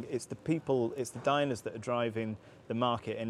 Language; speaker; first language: English; native; English